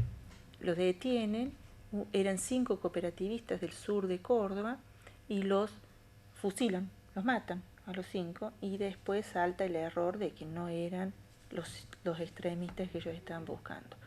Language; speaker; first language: Spanish; native; Spanish